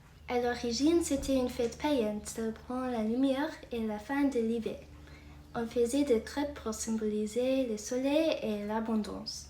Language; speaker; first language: French; non-native, fluent; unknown